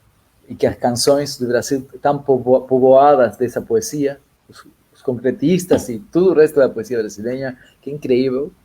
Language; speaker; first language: Portuguese; non-native, fluent; Spanish